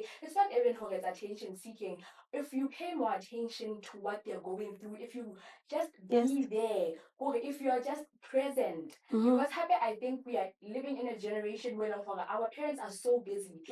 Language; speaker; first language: English; non-native, local second language; Southern Sotho